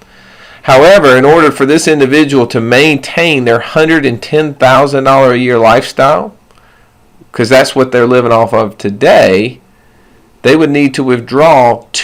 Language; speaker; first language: English; native; English